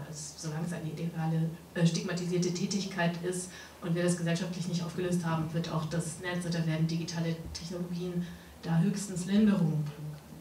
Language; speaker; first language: German; native; German